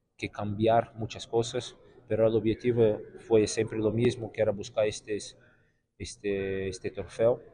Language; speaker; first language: Spanish; non-native, learner; Portuguese